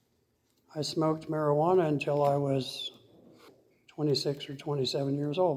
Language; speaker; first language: English; native; English